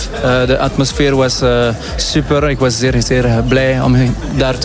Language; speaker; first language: Dutch; non-native, local second language; French